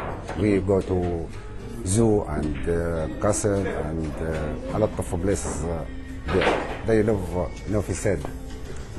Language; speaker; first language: English; non-native, learner; Arabic